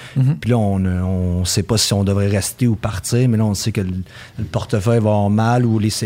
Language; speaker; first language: French; early bilingual, heritage; French